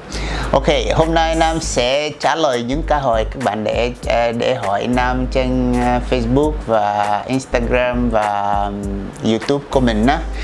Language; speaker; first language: Vietnamese; non-native, fluent; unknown